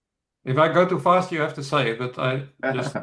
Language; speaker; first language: English; non-native, fluent; Dutch